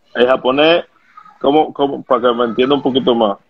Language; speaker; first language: Spanish; native; Spanish